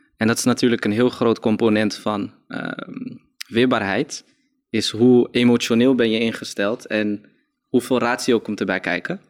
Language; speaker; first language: Dutch; early bilingual, other home language; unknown